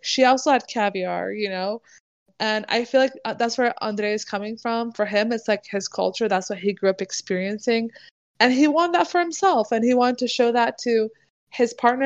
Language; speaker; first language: English; native; English